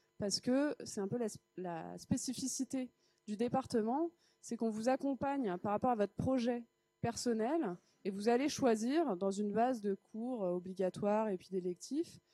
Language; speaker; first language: French; native; French